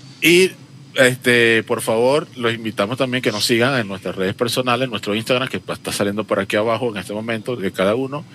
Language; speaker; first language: Spanish; native; Spanish